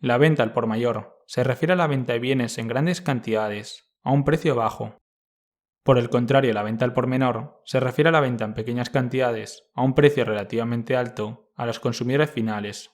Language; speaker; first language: Spanish; native; Spanish